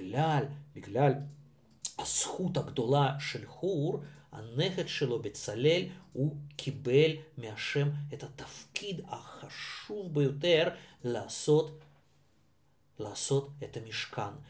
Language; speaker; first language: Hebrew; non-native, fluent; Russian